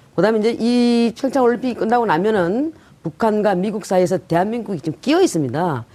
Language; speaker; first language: Korean; native; Korean